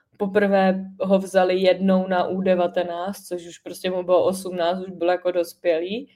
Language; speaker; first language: Czech; native; Czech